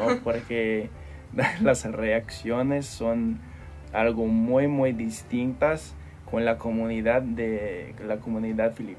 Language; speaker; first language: Spanish; non-native, fluent; English